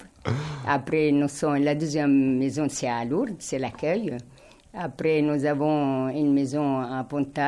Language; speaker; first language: French; non-native, fluent; Arabic